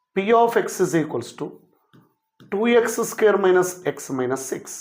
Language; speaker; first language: English; non-native, local second language; Telugu